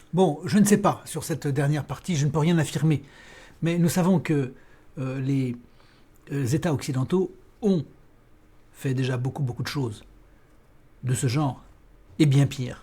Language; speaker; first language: French; native; French